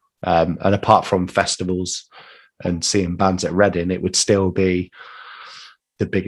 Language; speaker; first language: English; native; English